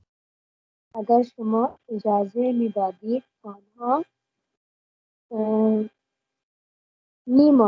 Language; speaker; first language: Persian; non-native, learner; Urdu